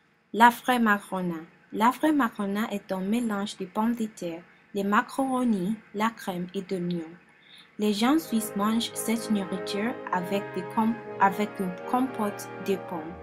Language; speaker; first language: French; non-native, learner; English